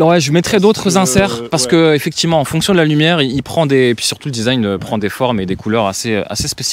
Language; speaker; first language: French; native; French